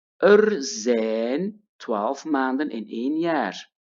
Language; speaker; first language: Dutch; non-native, fluent; Turkish